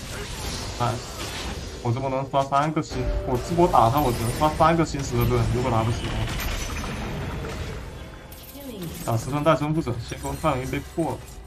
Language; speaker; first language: Chinese; native; Chinese